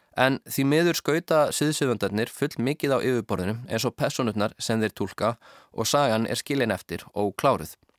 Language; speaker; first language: Icelandic; native; Icelandic